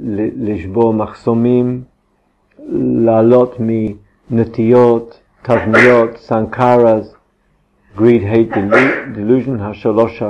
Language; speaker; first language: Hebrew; non-native, fluent; English